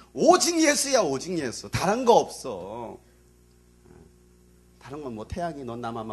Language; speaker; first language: Korean; native; Korean